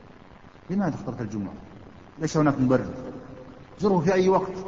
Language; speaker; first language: Arabic; native; Arabic